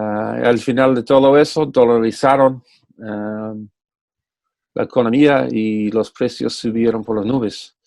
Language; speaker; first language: Spanish; non-native, fluent; English